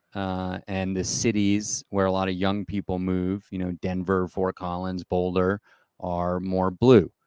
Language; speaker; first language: English; native; English